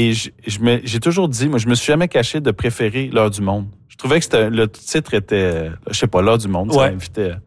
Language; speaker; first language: French; native; French